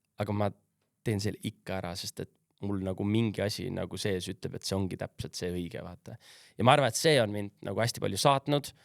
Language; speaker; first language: Estonian; early bilingual, other home language; English